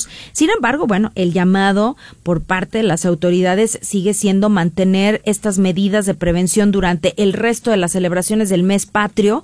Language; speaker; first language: Spanish; native; Spanish